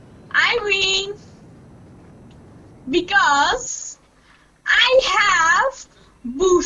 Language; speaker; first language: English; non-native, learner; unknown